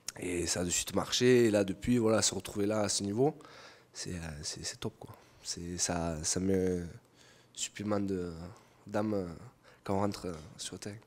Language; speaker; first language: French; native; French